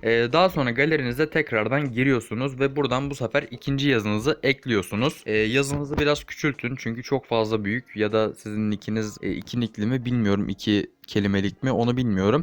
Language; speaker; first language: Turkish; native; Turkish